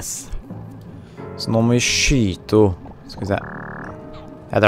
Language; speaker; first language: Norwegian; native; Norwegian